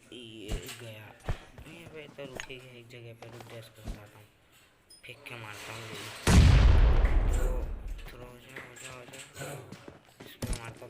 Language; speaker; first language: Hindi; native; Hindi